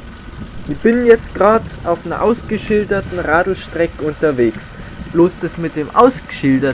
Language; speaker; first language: German; native; German